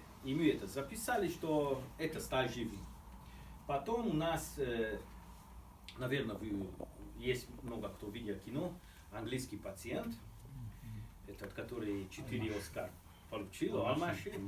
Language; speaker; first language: Russian; non-native, fluent; Hungarian